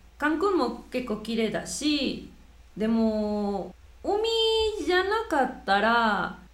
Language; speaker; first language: Japanese; non-native, fluent; Spanish